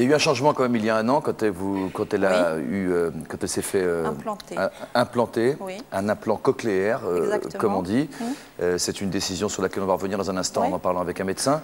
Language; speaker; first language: French; native; French